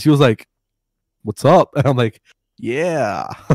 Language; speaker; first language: English; non-native, local second language; Spanish